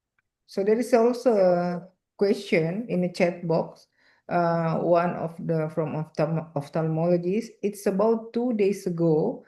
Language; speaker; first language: English; non-native, fluent; Indonesian